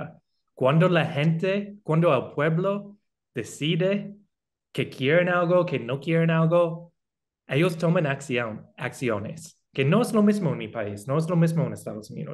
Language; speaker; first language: Spanish; non-native, fluent; English